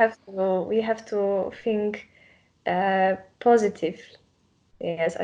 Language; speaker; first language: English; non-native, learner; Polish